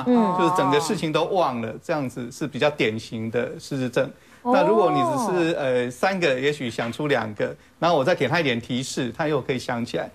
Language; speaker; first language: Chinese; native; Chinese